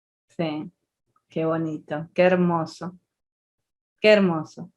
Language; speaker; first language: Spanish; native; Spanish